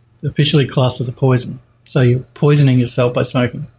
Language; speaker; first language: English; native; English